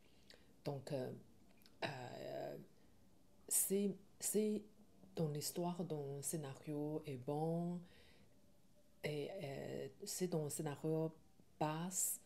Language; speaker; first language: French; non-native, learner; Chinese